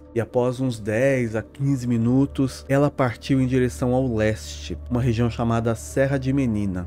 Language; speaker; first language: Portuguese; native; Portuguese